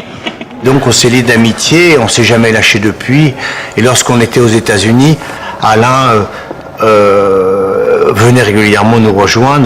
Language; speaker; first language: French; native; French